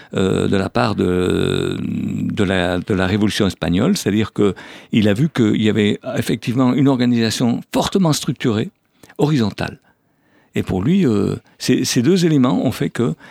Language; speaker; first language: French; native; French